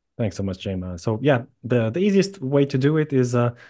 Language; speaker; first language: English; non-native, fluent; Portuguese